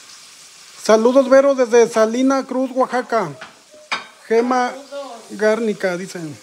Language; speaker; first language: Spanish; native; Spanish